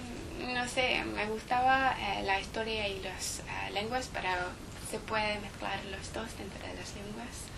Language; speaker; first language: Spanish; non-native, learner; English